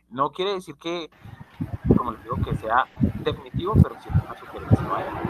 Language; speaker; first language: Spanish; native; Spanish